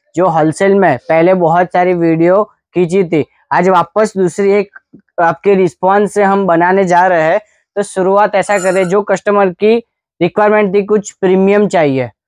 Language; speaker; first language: Hindi; non-native, local second language; Gujarati